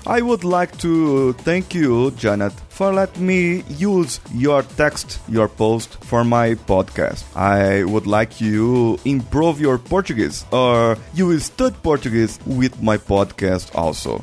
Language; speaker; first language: English; non-native, learner; Portuguese